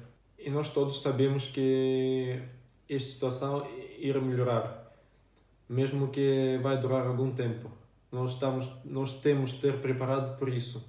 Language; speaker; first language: Portuguese; non-native, fluent; Russian